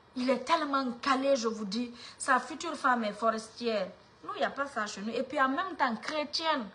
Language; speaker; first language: French; non-native, local second language; Fula